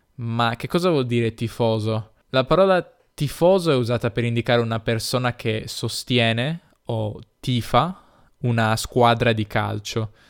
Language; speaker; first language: Italian; native; Italian